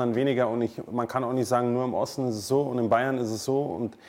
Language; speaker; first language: German; native; German